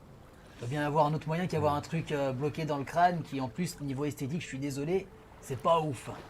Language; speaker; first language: French; native; French